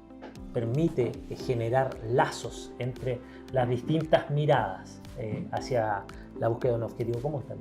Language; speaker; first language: Spanish; native; Spanish